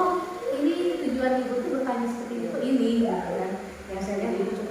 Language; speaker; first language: Indonesian; native; Indonesian